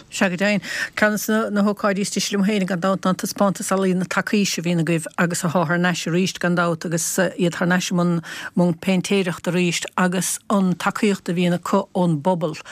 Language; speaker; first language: Irish; native; Irish